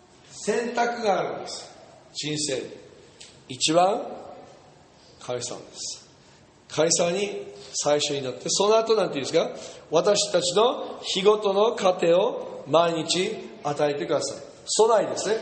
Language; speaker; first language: Japanese; non-native, fluent; English